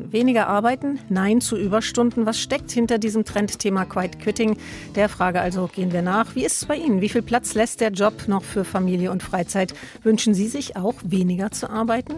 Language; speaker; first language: German; native; German